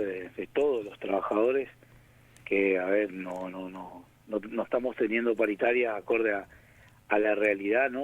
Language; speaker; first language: Spanish; native; Spanish